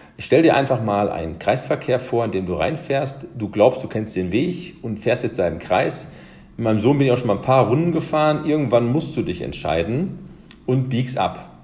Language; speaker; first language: German; early bilingual, other home language; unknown